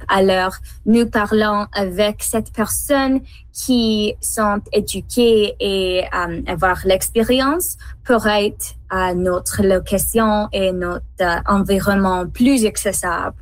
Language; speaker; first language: French; non-native, learner; English